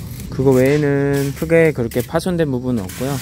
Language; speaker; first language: Korean; native; Korean